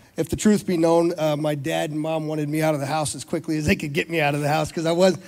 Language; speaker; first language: English; native; English